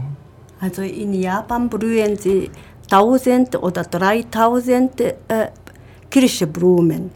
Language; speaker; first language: German; non-native, learner; Japanese